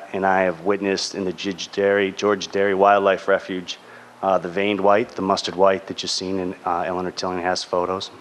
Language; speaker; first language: English; native; English